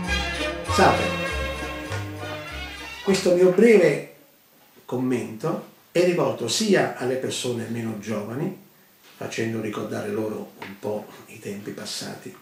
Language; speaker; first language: Italian; native; Italian